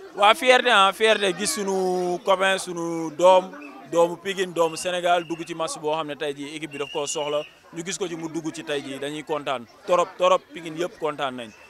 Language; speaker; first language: Wolof; native; Wolof